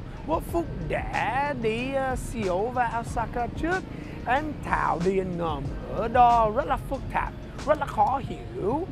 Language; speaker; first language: Vietnamese; early bilingual, heritage; English